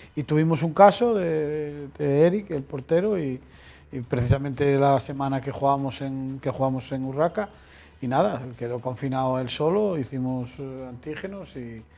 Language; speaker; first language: Spanish; native; Spanish